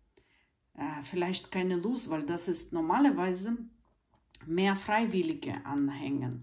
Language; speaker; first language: German; non-native, fluent; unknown